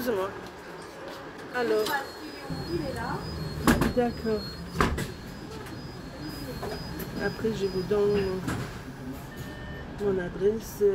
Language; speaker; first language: French; non-native, learner; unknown